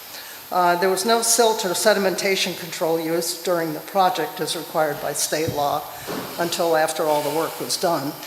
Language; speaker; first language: English; native; English